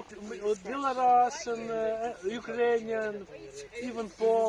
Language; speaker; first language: English; non-native, learner; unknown